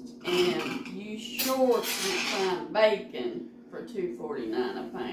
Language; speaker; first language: English; native; English